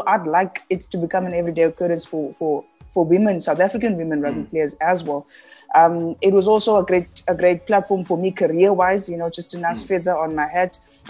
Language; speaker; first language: English; non-native, local second language; Xhosa